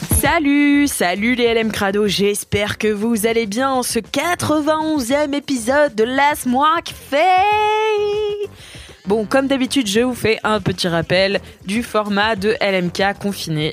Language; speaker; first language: French; native; French